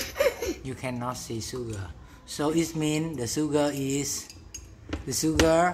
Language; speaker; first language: English; non-native, learner; Vietnamese